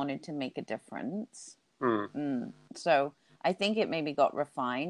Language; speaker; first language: English; native; English